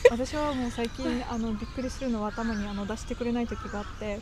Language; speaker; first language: Japanese; non-native, fluent; Russian